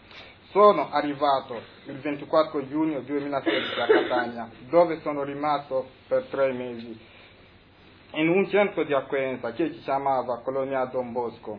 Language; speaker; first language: Italian; non-native, fluent; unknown